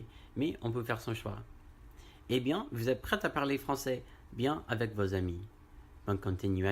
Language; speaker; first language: French; non-native, learner; English